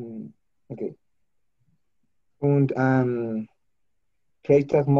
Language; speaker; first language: German; non-native, learner; Spanish